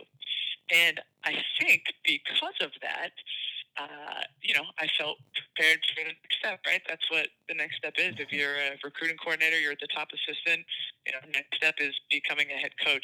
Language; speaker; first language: English; native; English